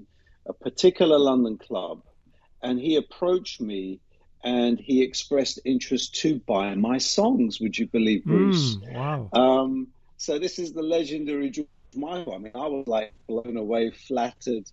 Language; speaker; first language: English; native; English